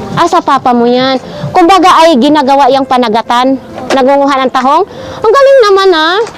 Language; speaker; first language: Filipino; non-native, local second language; Cebuano